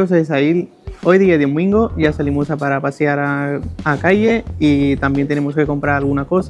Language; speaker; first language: Spanish; non-native, learner; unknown